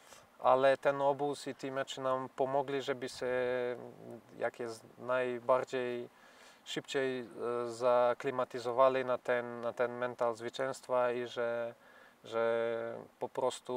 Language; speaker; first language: Polish; non-native, fluent; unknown